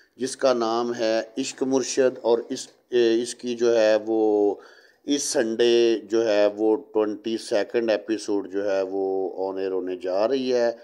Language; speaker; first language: Urdu; non-native, local second language; Punjabi